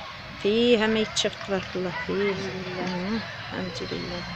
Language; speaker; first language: Arabic; native; Arabic